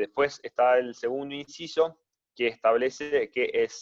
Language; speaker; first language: Spanish; native; Spanish